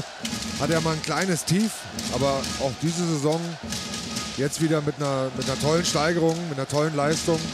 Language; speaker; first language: German; native; German